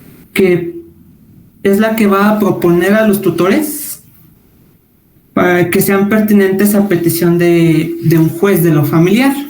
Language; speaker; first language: Spanish; native; Spanish